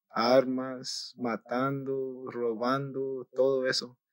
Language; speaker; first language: Spanish; early bilingual, heritage; Spanish